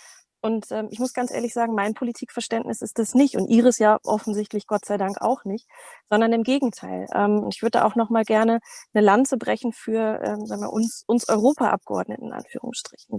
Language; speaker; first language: German; native; German